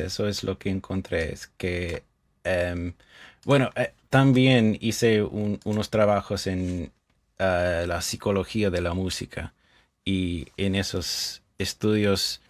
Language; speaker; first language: Spanish; non-native, fluent; English